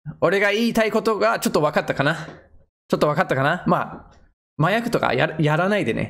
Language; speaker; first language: Japanese; non-native, fluent; English